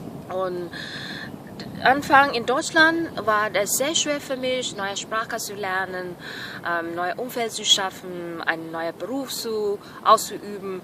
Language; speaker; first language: German; non-native, fluent; Burmese